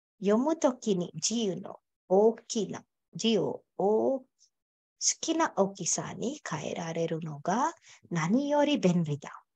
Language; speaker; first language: Japanese; non-native, fluent; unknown